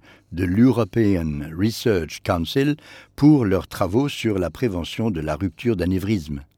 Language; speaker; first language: French; native; French